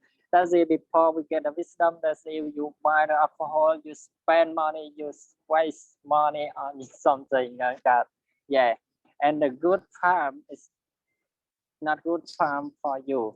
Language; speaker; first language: English; non-native, learner; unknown